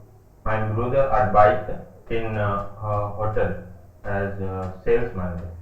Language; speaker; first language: German; non-native, learner; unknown